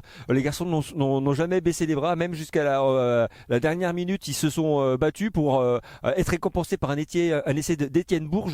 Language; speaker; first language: French; native; French